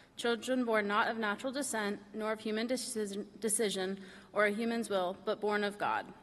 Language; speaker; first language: English; non-native, fluent; Polish